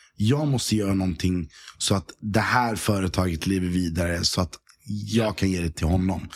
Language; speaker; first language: Swedish; early bilingual, other home language; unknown